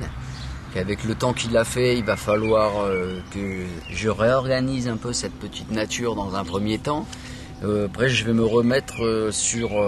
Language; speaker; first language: French; native; French